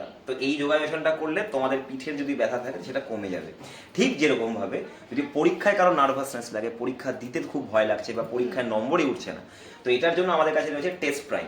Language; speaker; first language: Bangla; native; Bangla